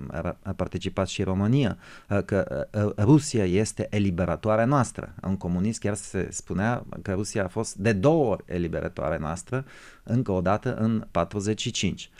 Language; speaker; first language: Romanian; non-native, fluent; Bulgarian